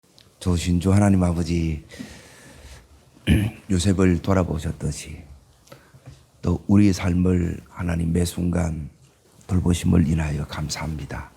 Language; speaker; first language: Korean; native; Korean